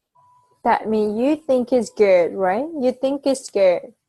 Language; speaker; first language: English; non-native, fluent; Vietnamese